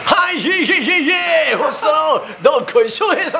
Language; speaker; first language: Japanese; native; Japanese